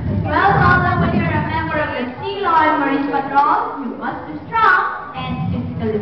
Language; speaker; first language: English; non-native, local second language; Filipino